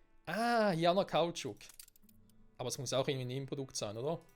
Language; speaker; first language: German; native; German